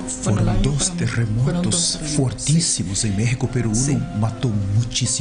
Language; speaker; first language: Spanish; non-native, learner; Portuguese